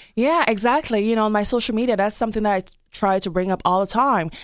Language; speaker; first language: English; non-native, local second language; French